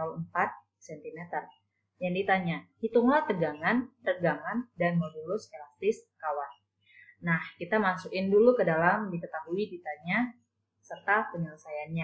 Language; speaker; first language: Indonesian; native; Indonesian